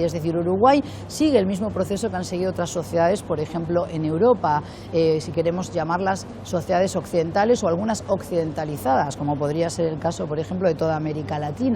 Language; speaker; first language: Spanish; native; Spanish